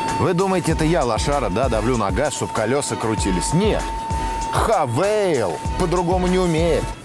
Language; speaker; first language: Russian; native; Russian